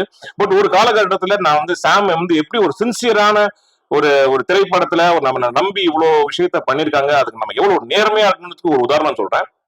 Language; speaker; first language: Tamil; native; Tamil